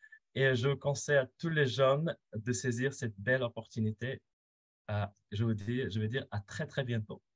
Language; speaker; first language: French; non-native, fluent; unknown